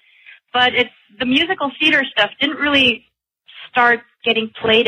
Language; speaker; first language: English; non-native, local second language; Filipino